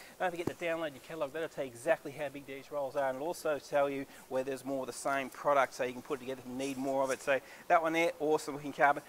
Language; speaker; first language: English; native; English